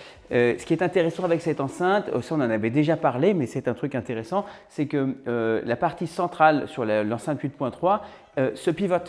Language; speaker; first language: French; native; French